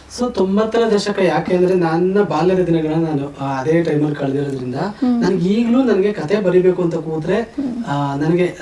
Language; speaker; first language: Kannada; native; Kannada